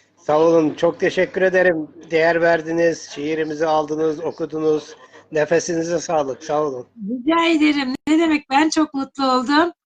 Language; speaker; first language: Turkish; native; Turkish